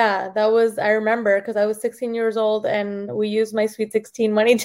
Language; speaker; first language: English; early bilingual, other home language; Spanish